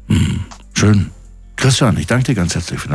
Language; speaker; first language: German; native; German